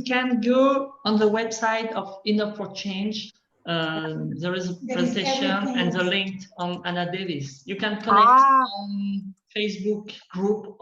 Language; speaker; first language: English; non-native, learner; French